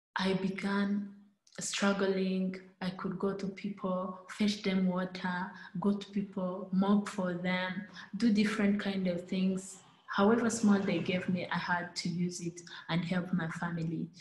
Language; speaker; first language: English; non-native, local second language; Kinyarwanda